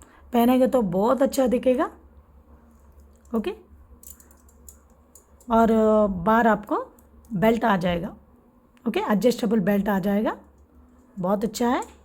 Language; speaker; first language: Hindi; non-native, local second language; Telugu